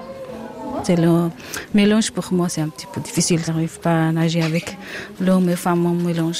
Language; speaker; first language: French; non-native, learner; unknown